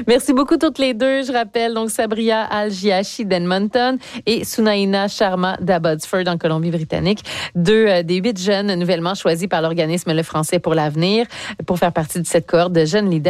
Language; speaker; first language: French; native; French